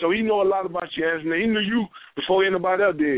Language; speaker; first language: English; native; English